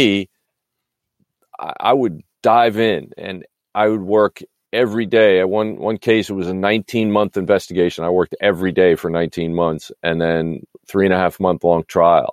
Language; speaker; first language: English; native; English